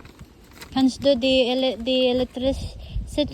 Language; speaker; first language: German; non-native, learner; Filipino